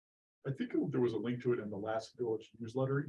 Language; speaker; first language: English; native; English